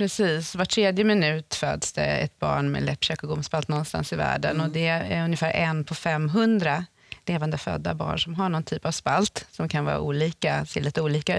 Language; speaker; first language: Swedish; native; Swedish